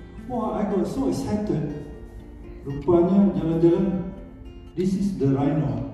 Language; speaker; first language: English; non-native, local second language; Malay